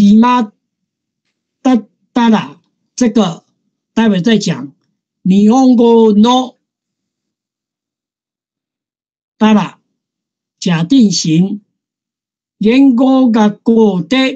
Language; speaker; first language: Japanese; non-native, fluent; Chinese